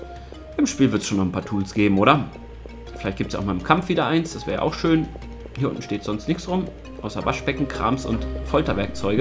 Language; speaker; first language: German; native; German